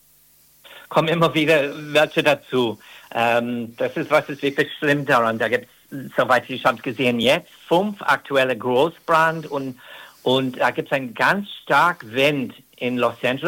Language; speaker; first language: German; non-native, fluent; English